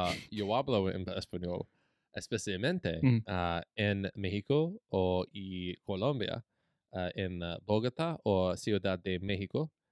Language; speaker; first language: Spanish; non-native, learner; English